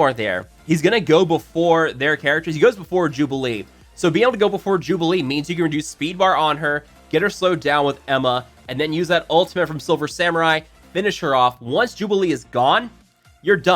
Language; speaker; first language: English; native; English